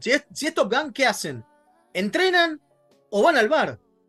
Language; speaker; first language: Spanish; native; Spanish